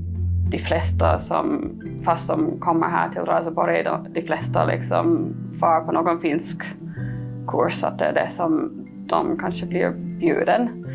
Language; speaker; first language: Swedish; non-native, fluent; English